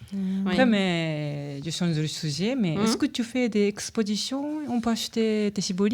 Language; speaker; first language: French; non-native, learner; Japanese